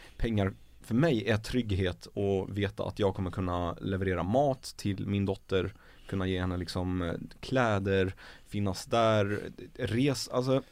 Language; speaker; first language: Swedish; early bilingual, other home language; Arabic